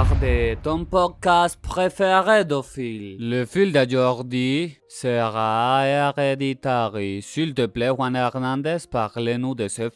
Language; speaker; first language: French; non-native, learner; Spanish